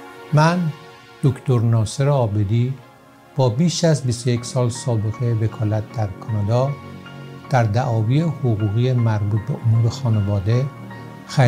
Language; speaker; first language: Persian; native; Persian